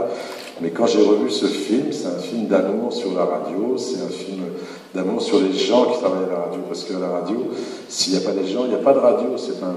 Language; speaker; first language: French; native; French